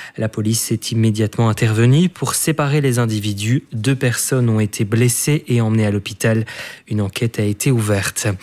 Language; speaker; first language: French; native; French